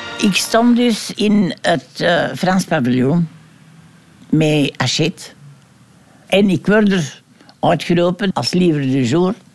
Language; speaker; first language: Dutch; native; Dutch